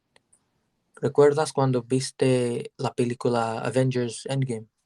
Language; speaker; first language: Spanish; non-native, learner; English